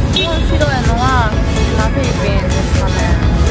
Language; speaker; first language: Japanese; early bilingual, other home language; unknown